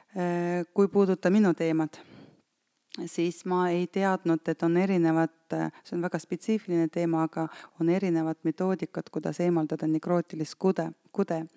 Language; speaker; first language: Estonian; non-native, local second language; Russian